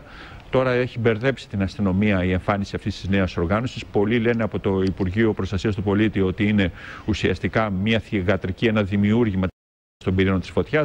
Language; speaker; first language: Greek; native; Greek